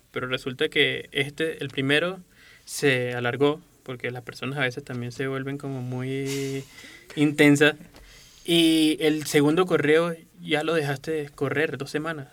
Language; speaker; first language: Spanish; native; Spanish